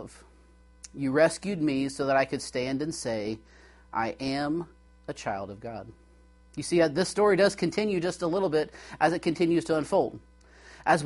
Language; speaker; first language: English; native; English